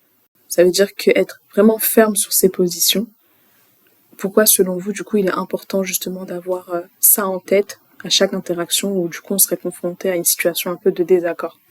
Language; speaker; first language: French; native; French